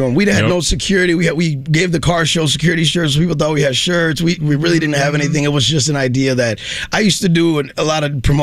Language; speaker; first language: English; early bilingual, other home language; Spanish